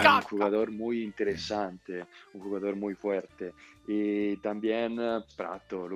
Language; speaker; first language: Spanish; non-native, fluent; Italian